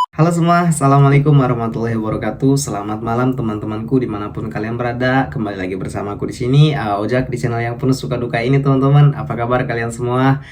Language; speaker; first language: Indonesian; native; Indonesian